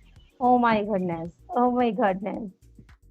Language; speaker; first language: English; non-native, learner; Hindi